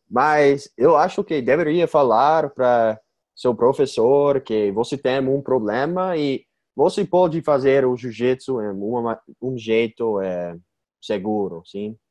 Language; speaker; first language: Portuguese; non-native, learner; English